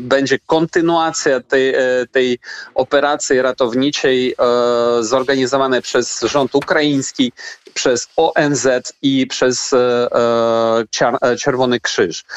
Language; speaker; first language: Polish; non-native, fluent; Ukrainian